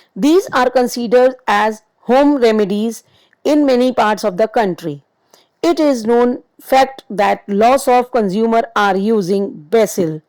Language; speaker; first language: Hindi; native; Hindi